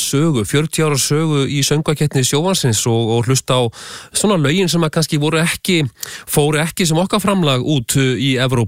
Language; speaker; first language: Icelandic; native; Icelandic